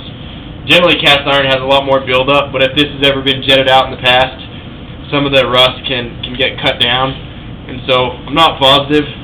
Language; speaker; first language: English; native; English